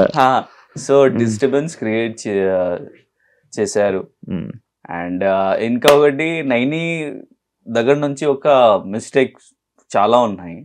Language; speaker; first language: Telugu; non-native, learner; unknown